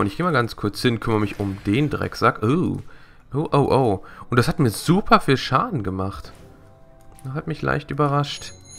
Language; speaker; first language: German; native; German